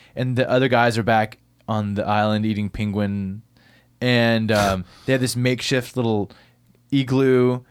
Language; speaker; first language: English; native; English